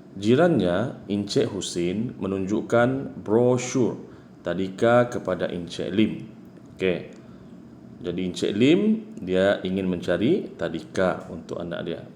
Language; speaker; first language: Malay; native; Malay